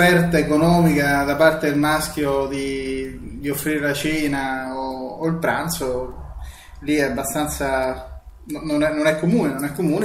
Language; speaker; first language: Italian; native; Italian